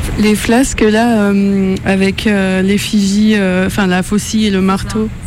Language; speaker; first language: French; native; French